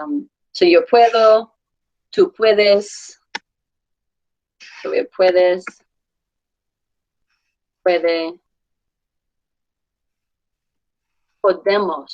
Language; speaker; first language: Spanish; non-native, fluent; English